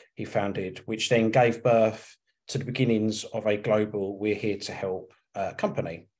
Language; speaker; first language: English; native; English